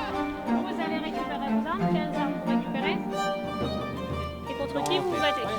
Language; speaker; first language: French; native; French